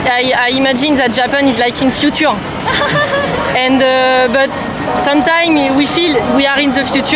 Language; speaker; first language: English; non-native, fluent; French